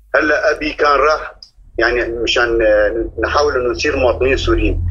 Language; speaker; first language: Arabic; native; Arabic